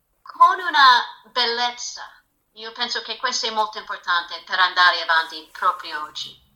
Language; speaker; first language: Italian; non-native, fluent; English